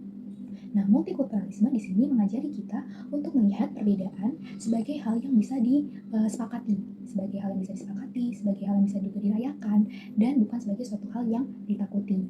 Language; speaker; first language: Indonesian; native; Indonesian